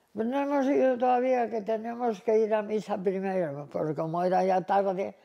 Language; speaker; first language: Spanish; native; Spanish